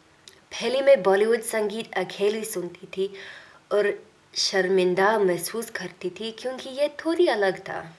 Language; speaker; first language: Hindi; non-native, learner; English